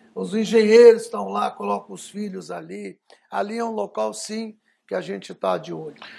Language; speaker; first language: Portuguese; early bilingual, other home language; Arabic